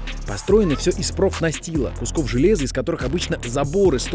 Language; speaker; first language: Russian; native; Russian